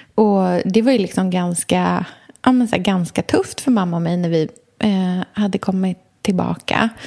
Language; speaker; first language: Swedish; native; Swedish